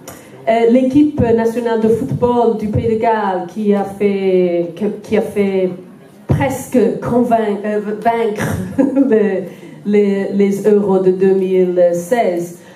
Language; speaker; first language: French; non-native, fluent; Welsh